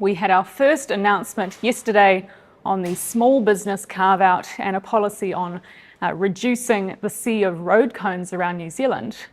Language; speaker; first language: English; native; English